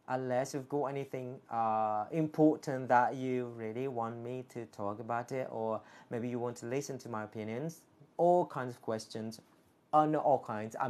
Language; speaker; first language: English; non-native, fluent; Thai